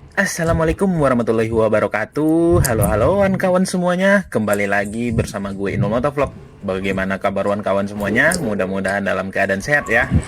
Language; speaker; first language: Indonesian; non-native, local second language; Minangkabau